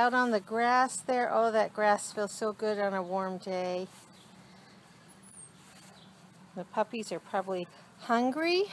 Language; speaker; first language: English; native; English